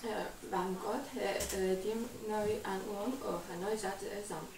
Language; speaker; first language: Vietnamese; non-native, learner; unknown